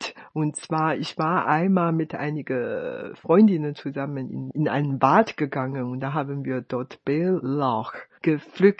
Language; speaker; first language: German; non-native, fluent; Chinese